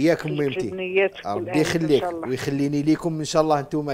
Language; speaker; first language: Arabic; native; Arabic